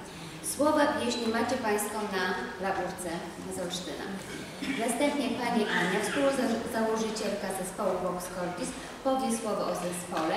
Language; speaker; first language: Polish; native; Polish